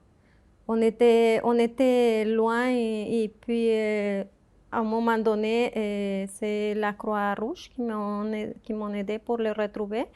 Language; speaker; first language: French; non-native, fluent; Spanish